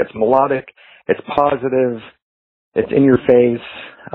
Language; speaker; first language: English; native; English